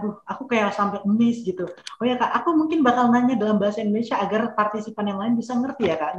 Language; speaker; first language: Indonesian; native; Indonesian